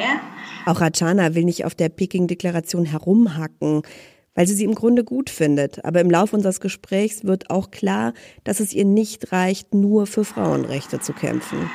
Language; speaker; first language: German; native; German